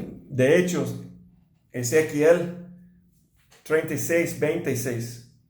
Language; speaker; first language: Spanish; non-native, learner; English